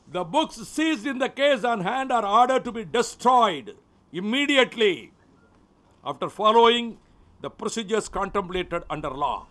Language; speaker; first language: English; non-native, local second language; Tamil